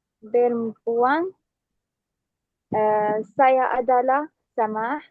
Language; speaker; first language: Indonesian; non-native, learner; Arabic